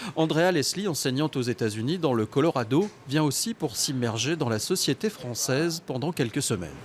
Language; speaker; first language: French; native; French